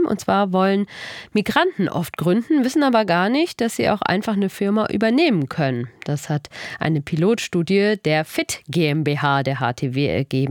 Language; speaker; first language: German; native; German